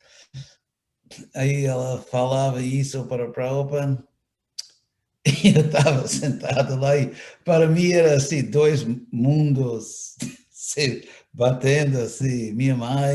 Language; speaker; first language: Portuguese; non-native, fluent; English